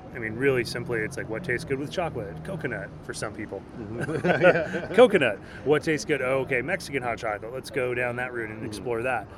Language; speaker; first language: English; non-native, fluent; Spanish